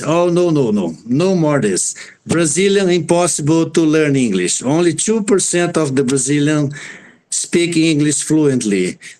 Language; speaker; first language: English; non-native, fluent; Portuguese